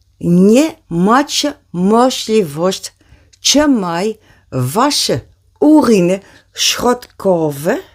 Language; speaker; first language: Polish; non-native, learner; Dutch